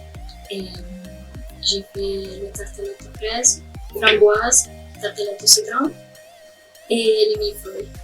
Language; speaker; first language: French; non-native, learner; Italian